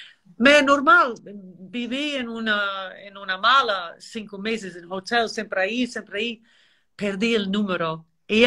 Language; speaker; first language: Spanish; non-native, learner; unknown